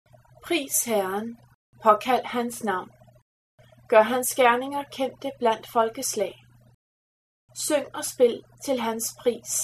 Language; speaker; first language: Danish; native; Danish